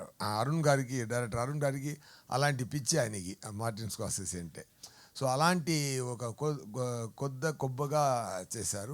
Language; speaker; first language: Telugu; non-native, learner; Tamil